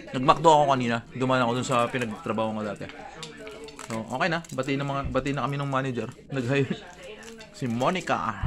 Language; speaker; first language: Filipino; native; Filipino